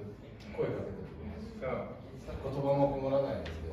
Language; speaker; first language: Japanese; non-native, fluent; Portuguese